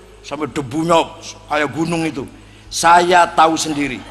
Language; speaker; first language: Indonesian; native; Indonesian